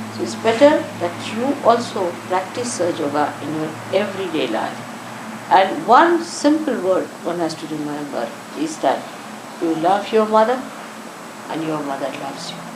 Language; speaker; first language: English; non-native, local second language; Marathi